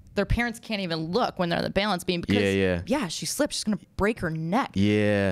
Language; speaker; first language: English; native; English